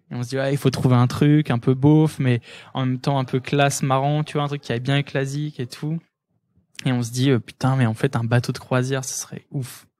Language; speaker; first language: French; native; French